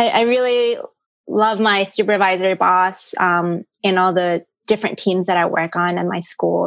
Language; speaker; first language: English; early bilingual, other home language; Cantonese